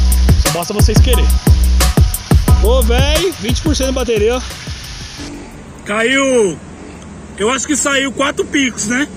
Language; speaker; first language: Portuguese; native; Portuguese